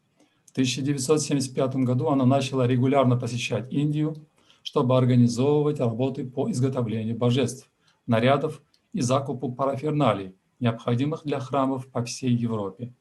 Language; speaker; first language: Russian; native; Russian